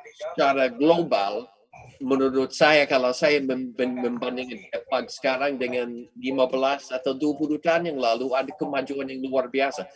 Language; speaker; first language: Indonesian; non-native, fluent; English